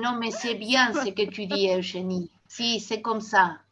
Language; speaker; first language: French; non-native, fluent; Spanish